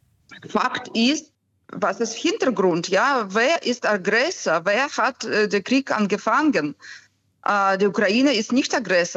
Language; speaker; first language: German; non-native, fluent; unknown